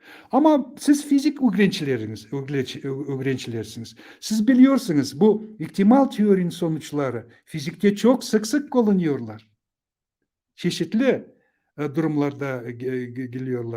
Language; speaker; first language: Turkish; non-native, learner; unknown